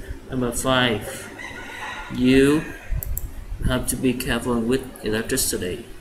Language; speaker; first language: English; non-native, fluent; Vietnamese